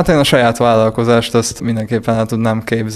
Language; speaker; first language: Hungarian; native; Hungarian